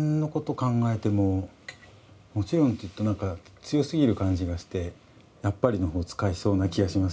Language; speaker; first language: Japanese; native; Japanese